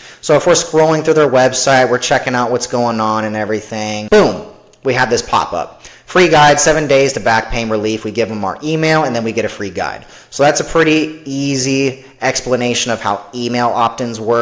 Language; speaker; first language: English; native; English